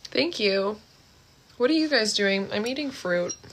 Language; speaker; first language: English; native; English